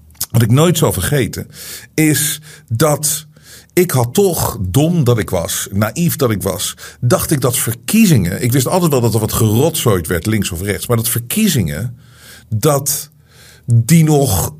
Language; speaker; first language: Dutch; native; Dutch